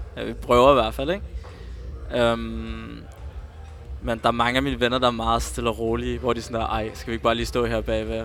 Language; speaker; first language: Danish; early bilingual, other home language; Spanish